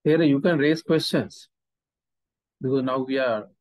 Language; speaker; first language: English; non-native, local second language; Sinhala